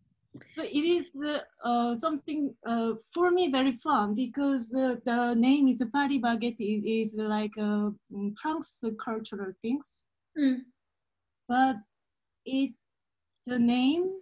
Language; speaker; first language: English; non-native, learner; Korean